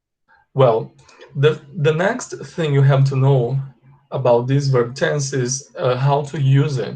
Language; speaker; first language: English; non-native, fluent; Portuguese